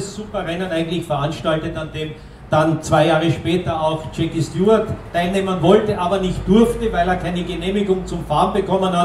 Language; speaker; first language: German; native; German